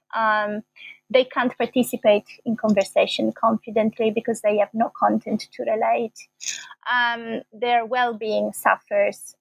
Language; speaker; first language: English; non-native, fluent; Italian